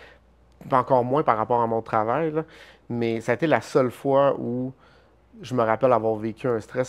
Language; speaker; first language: French; native; French